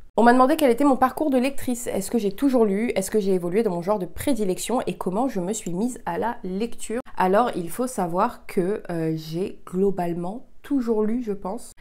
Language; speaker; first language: French; early bilingual, heritage; French